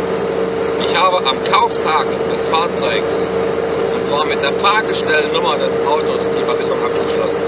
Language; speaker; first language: German; native; German